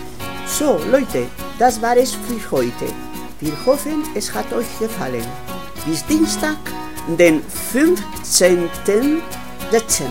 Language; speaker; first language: German; non-native, learner; Spanish